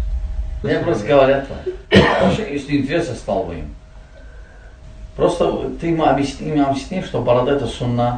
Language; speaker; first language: Russian; non-native, learner; Azerbaijani